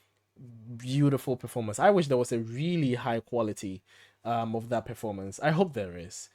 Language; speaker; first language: English; native; English